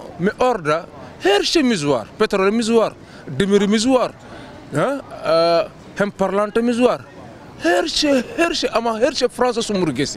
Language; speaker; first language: Turkish; non-native, learner; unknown